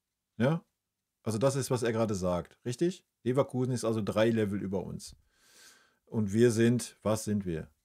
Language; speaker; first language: German; native; German